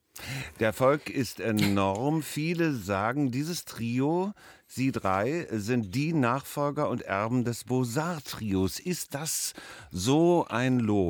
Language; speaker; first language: German; native; German